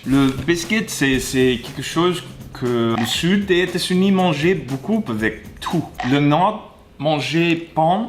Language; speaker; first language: French; non-native, learner; English